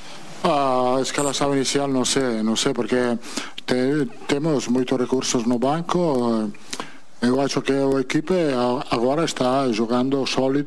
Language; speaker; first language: Portuguese; non-native, fluent; Italian